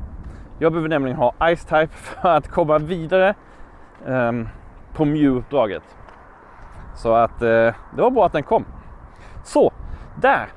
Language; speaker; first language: Swedish; native; Swedish